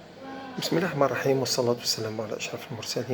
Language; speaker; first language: Arabic; native; Arabic